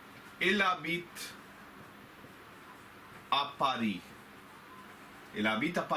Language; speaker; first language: French; non-native, fluent; Hindi